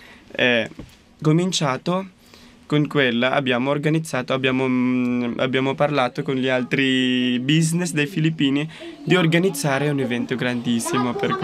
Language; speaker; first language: Italian; non-native, local second language; Filipino